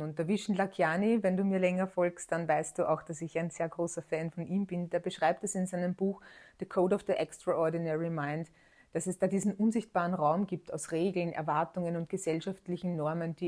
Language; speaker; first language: German; native; German